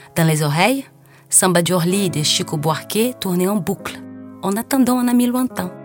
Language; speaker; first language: French; non-native, fluent; Portuguese